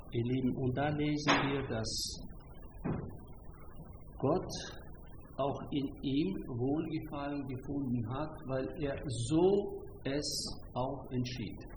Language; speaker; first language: German; non-native, fluent; Hungarian